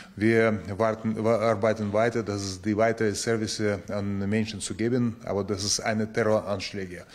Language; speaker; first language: German; non-native, learner; Ukrainian